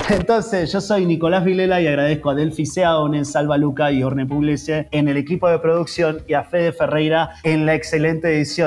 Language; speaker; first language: Spanish; native; Spanish